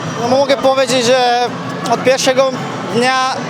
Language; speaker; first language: Polish; non-native, learner; Armenian